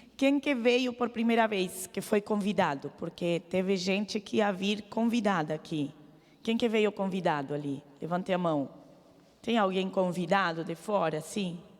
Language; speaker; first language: Portuguese; non-native, fluent; Arabic